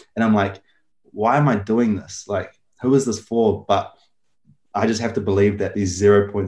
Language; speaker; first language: English; native; English